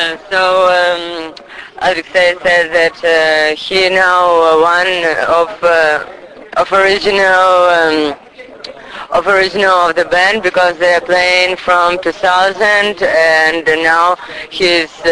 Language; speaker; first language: English; non-native, fluent; Russian